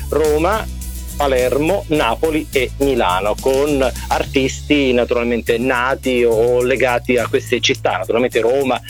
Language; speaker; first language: Italian; native; Italian